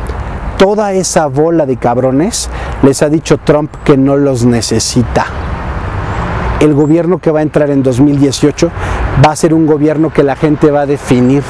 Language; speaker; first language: Spanish; native; Spanish